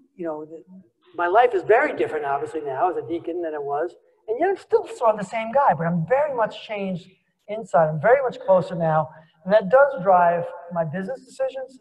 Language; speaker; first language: English; native; English